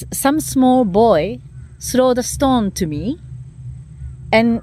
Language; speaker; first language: English; non-native, learner; Japanese